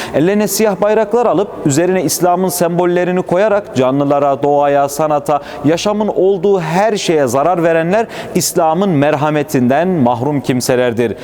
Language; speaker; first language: Turkish; native; Turkish